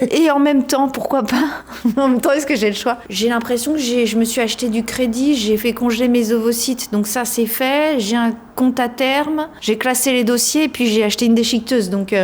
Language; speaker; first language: French; native; French